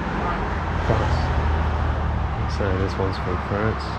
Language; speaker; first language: English; native; English